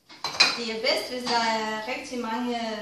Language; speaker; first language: Danish; non-native, fluent; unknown